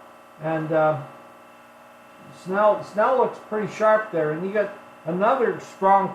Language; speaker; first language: English; native; English